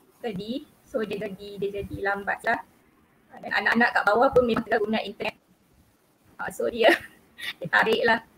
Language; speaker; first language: Malay; native; Malay